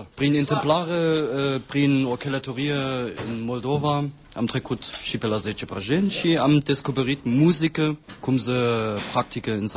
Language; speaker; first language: Romanian; non-native, fluent; German